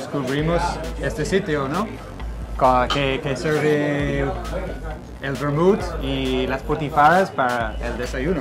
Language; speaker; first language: Spanish; non-native, fluent; English